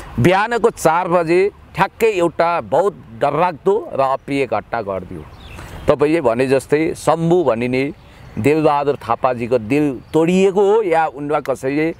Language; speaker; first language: Nepali; native; Nepali